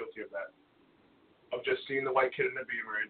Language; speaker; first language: English; native; English